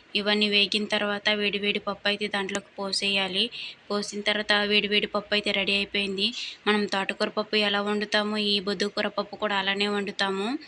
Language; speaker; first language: Telugu; non-native, local second language; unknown